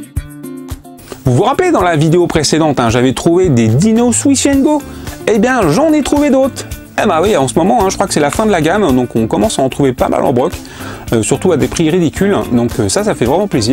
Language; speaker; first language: French; native; French